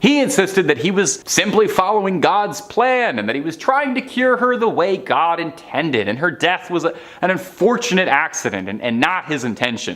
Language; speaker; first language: English; native; English